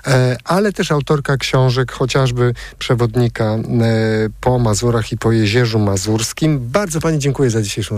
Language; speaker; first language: Polish; native; Polish